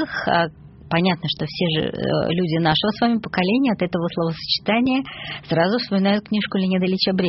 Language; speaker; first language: Russian; native; Russian